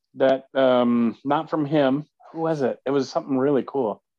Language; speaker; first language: English; native; English